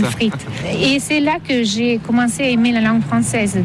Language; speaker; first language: French; non-native, fluent; Russian